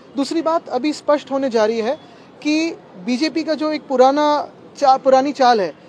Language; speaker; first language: Hindi; non-native, local second language; Marathi